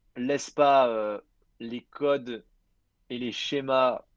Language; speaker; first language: French; native; French